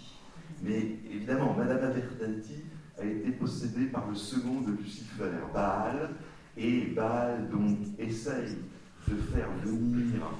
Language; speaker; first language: French; native; French